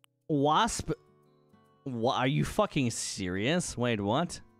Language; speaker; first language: English; native; English